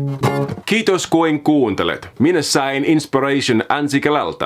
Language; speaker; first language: Finnish; non-native, learner; English